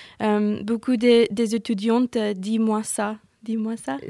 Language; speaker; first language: French; non-native, learner; English